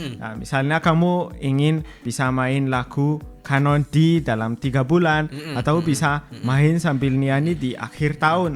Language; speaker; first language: Indonesian; non-native, fluent; Malagasy